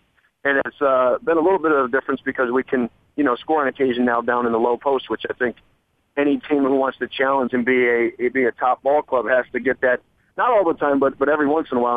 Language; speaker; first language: English; native; English